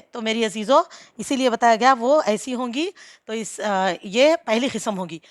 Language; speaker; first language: Urdu; native; Urdu